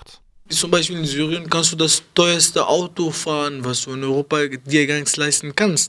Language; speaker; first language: German; early bilingual, other home language; Arabic